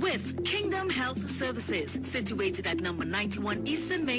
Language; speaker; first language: English; native; English